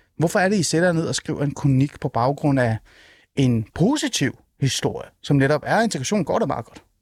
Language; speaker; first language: Danish; early bilingual, other home language; Persian